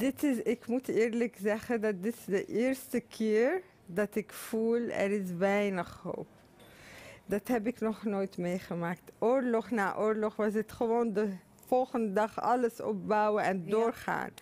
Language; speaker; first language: Dutch; non-native, fluent; Arabic